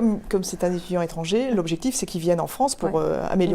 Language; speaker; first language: French; native; French